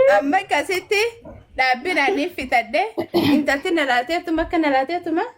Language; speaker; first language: Oromo; early bilingual, heritage; Oromo